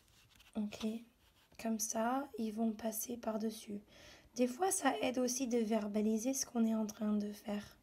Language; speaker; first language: French; native; French